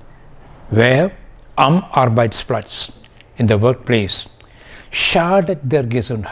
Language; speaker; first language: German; non-native, fluent; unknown